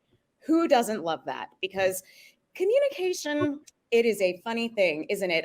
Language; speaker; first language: English; native; English